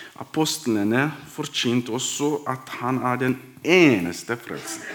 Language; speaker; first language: Norwegian; non-native, fluent; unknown